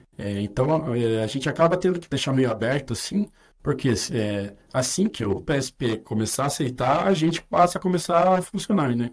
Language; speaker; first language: Portuguese; native; Portuguese